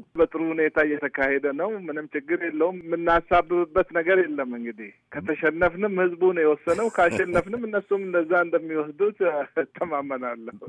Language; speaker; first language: Amharic; native; Amharic